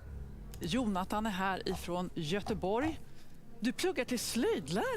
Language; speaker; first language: Swedish; native; Swedish